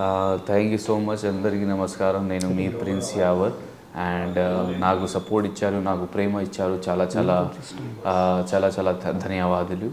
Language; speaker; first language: Telugu; non-native, local second language; Urdu